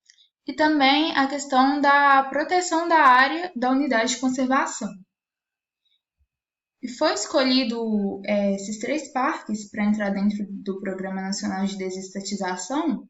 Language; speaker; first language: Portuguese; native; Portuguese